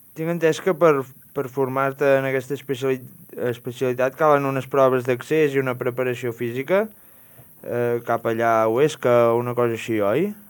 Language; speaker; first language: Catalan; native; Catalan